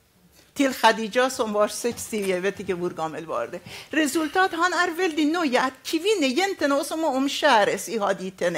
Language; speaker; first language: Norwegian; non-native, fluent; Arabic